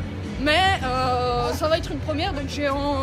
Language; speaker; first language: French; native; French